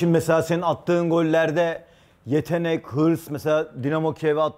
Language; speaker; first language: Turkish; native; Turkish